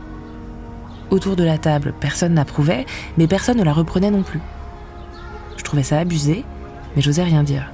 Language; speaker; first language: French; native; French